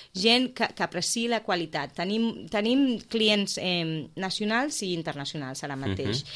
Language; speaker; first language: Catalan; native; Catalan